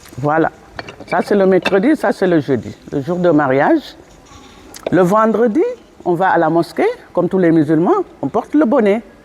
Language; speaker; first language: French; non-native, local second language; Wolof